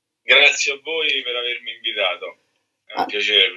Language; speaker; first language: Italian; native; Italian